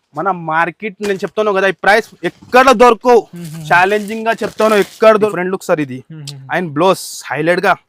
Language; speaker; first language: Telugu; non-native, local second language; Urdu